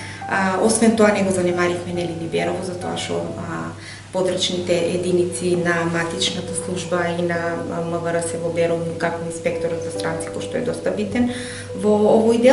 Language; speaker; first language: Macedonian; native; Macedonian